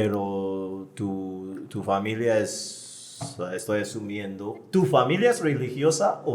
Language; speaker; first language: Spanish; non-native, fluent; English